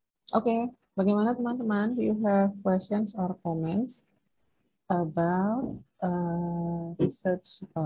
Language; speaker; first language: English; non-native, fluent; Indonesian